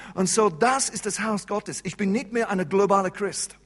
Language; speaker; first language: German; non-native, fluent; English